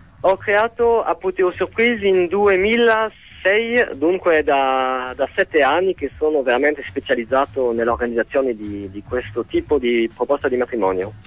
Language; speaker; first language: Italian; non-native, fluent; French